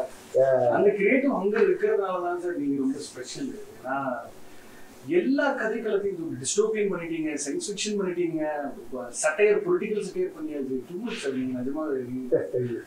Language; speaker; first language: Tamil; native; Tamil